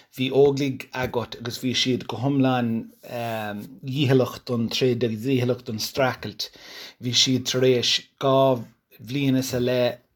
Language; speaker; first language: Irish; non-native, local second language; English